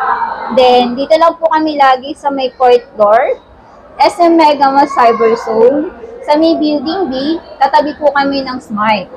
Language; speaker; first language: Filipino; native; Filipino